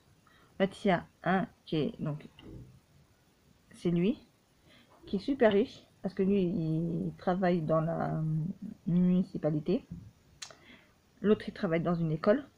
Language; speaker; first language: French; native; French